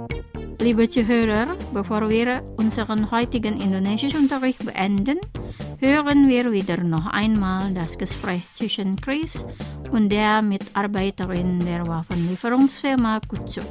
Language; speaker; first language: German; non-native, fluent; Indonesian